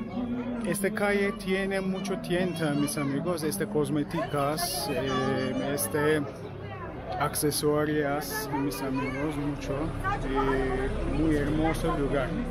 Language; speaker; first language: Spanish; non-native, learner; Turkish